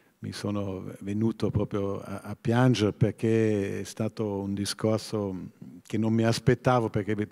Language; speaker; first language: Italian; non-native, fluent; German